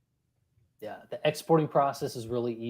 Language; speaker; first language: English; native; English